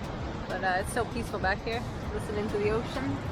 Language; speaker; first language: English; native; English